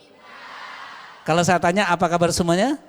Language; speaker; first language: Indonesian; native; Indonesian